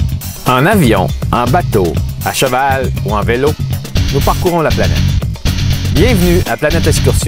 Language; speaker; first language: French; native; French